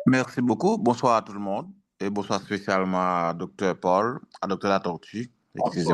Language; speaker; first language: French; non-native, local second language; Haitian Creole